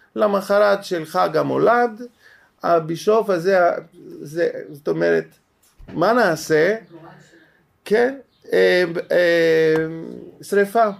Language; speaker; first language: Hebrew; non-native, fluent; Greek